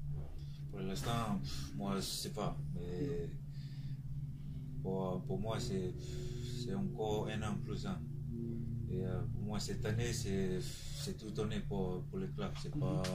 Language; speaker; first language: French; non-native, learner; Tongan